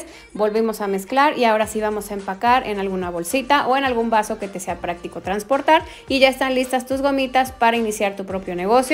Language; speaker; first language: Spanish; native; Spanish